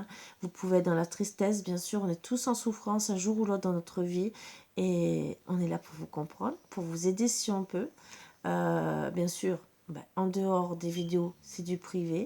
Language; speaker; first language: French; native; French